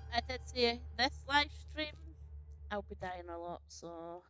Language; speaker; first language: English; native; English